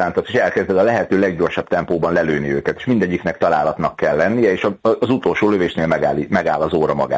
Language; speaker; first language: Hungarian; native; Hungarian